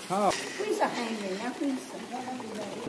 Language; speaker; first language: Chinese; native; Chinese